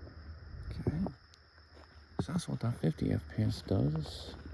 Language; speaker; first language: English; native; English